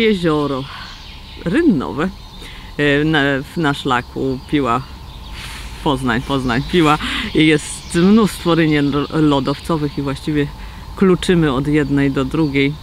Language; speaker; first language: Polish; native; Polish